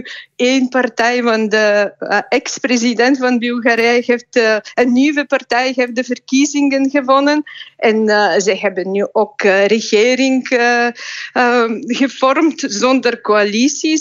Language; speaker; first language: Dutch; non-native, fluent; Bulgarian